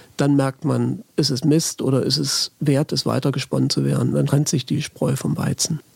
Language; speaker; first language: German; native; German